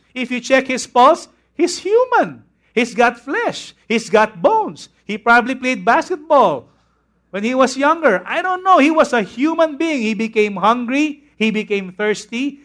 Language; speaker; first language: English; non-native, local second language; Filipino